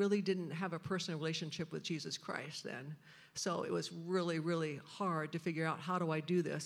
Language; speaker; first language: English; native; English